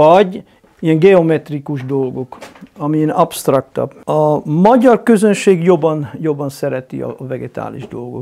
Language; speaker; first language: Hungarian; non-native, fluent; Dutch